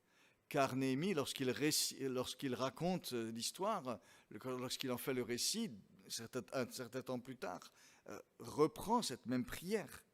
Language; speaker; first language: French; native; French